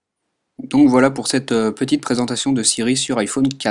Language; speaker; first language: French; native; French